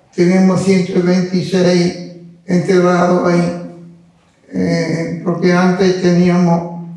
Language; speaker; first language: Spanish; non-native, fluent; Italian